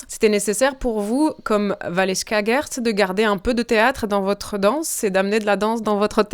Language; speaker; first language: French; native; French